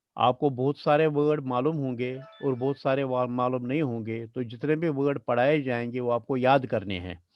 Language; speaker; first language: Hindi; non-native, local second language; Kashmiri